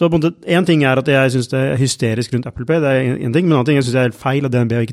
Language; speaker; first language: Norwegian; native; Norwegian